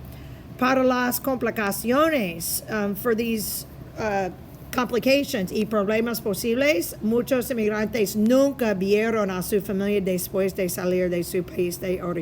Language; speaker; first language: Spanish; non-native, fluent; English